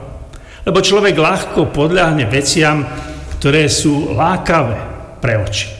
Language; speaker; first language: Slovak; native; Slovak